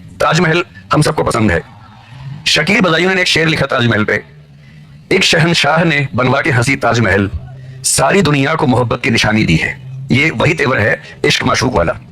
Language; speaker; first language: Hindi; native; Hindi